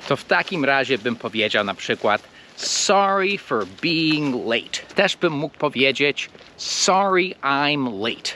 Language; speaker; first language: Polish; early bilingual, heritage; Polish